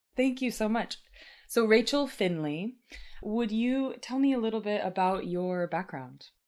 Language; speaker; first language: English; native; English